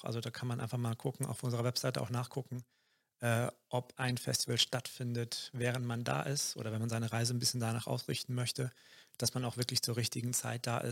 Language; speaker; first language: German; native; German